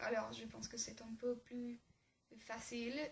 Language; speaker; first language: French; non-native, learner; English